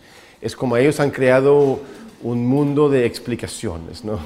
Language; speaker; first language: Spanish; non-native, fluent; Swedish